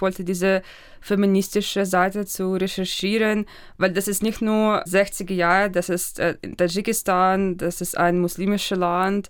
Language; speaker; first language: German; non-native, fluent; Russian